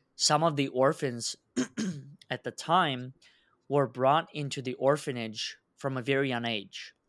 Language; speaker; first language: English; early bilingual, other home language; Russian